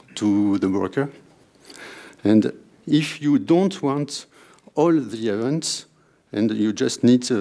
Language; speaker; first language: English; non-native, fluent; French